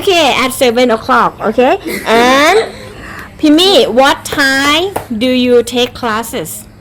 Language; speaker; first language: English; non-native, fluent; Thai